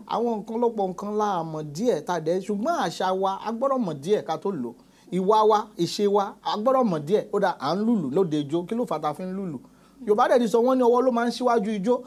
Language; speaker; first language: Yoruba; native; Yoruba